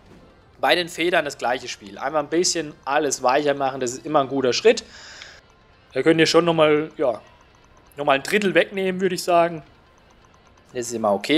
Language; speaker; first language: German; native; German